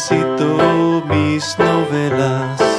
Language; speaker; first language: Spanish; non-native, learner; English